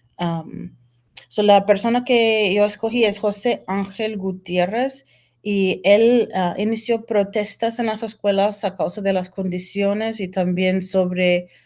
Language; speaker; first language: Spanish; non-native, fluent; English